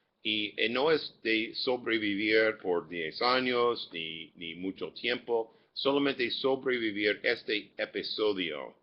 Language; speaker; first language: Spanish; non-native, fluent; English